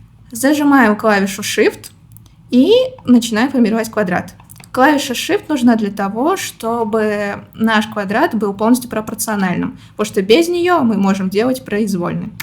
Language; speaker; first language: Russian; native; Russian